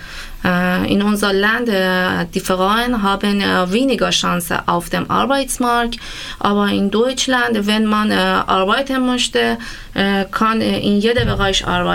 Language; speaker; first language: German; non-native, learner; Persian